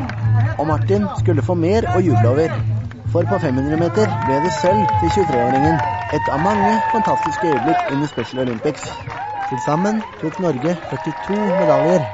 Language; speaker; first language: Norwegian; native; Norwegian